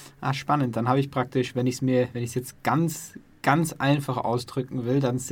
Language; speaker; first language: German; native; German